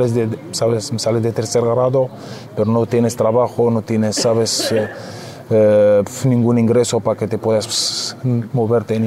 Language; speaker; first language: Spanish; non-native, fluent; Arabic